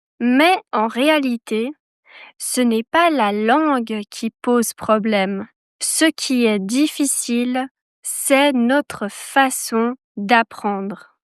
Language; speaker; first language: French; native; French